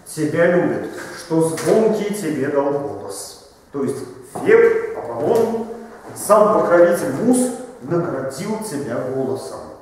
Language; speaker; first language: Russian; native; Russian